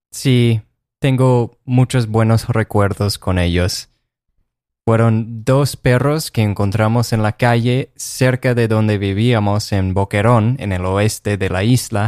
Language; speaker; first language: Spanish; non-native, fluent; English